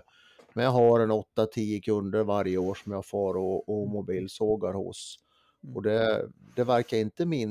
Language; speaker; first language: Swedish; native; Swedish